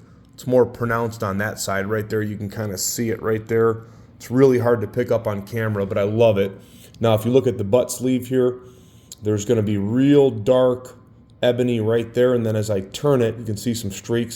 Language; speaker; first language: English; native; English